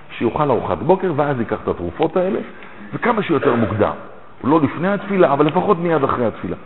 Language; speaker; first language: Hebrew; native; Hebrew